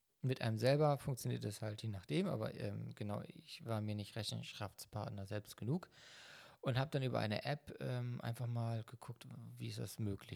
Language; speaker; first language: German; native; German